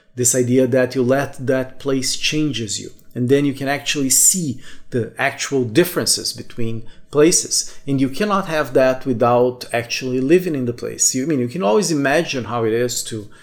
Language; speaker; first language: English; non-native, fluent; Portuguese